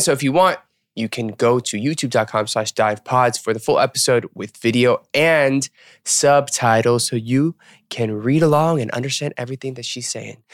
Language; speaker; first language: English; early bilingual, other home language; Korean